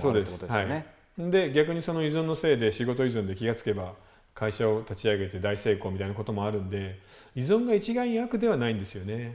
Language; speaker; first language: Japanese; native; Japanese